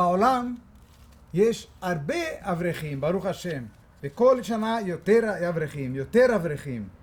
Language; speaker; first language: Hebrew; non-native, fluent; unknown